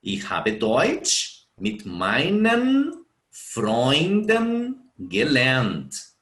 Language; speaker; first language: German; non-native, fluent; Portuguese